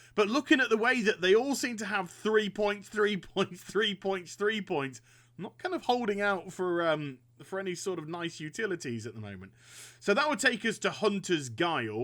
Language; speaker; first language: English; native; English